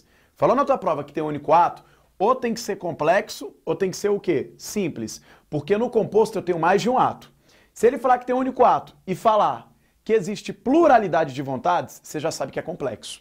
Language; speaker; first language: Portuguese; native; Portuguese